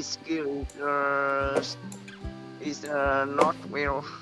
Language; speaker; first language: English; non-native, learner; Vietnamese